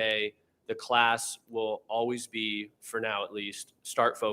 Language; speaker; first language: English; native; English